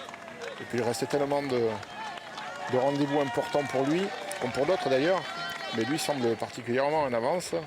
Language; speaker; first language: French; native; French